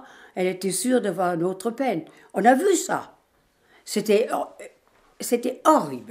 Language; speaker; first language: French; non-native, fluent; German